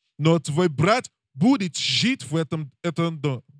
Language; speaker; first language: Russian; non-native, learner; English